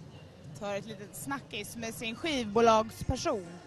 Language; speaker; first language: Swedish; native; Swedish